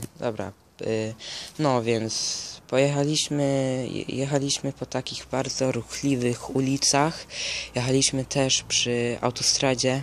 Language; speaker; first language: Polish; early bilingual, heritage; Polish